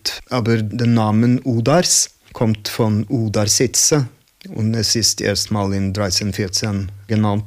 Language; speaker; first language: German; non-native, learner; Norwegian